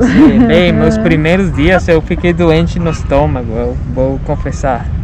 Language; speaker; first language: Portuguese; non-native, fluent; Spanish